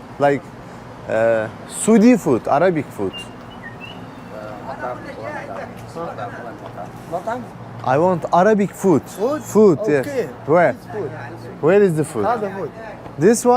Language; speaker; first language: English; non-native, learner; Turkish